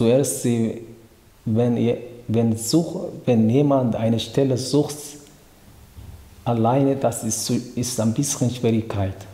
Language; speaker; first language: German; non-native, learner; Tigrinya